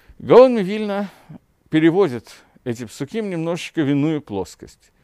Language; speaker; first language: Russian; native; Russian